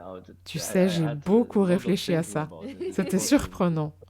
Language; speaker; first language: French; non-native, fluent; German